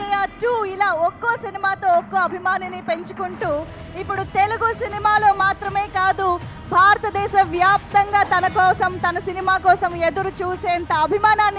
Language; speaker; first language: Telugu; native; Telugu